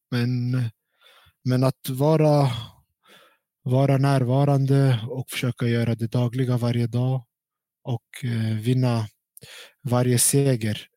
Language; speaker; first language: Swedish; early bilingual, other home language; Central Kurdish